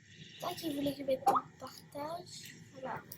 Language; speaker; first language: French; native; French